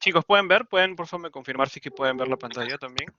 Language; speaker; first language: Spanish; native; Spanish